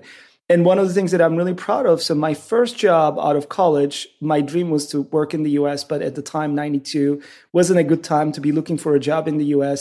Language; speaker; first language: English; non-native, fluent; Turkish